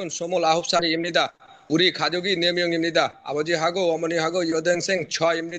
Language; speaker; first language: Korean; non-native, learner; Bangla